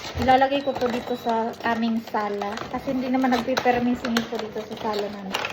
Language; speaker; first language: Filipino; non-native, local second language; Cebuano